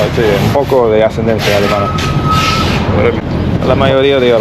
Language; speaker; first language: Spanish; non-native, fluent; English